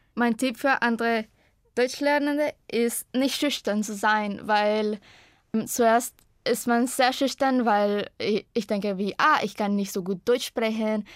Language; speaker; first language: German; non-native, fluent; Spanish